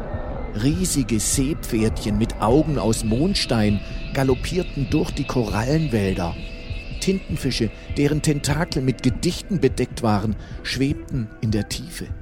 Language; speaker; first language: German; native; German